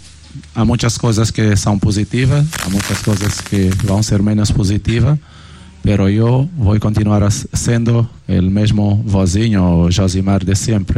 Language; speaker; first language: Portuguese; non-native, local second language; Kabuverdianu